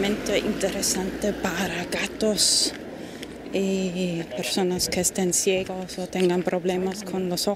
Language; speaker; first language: Spanish; non-native, fluent; German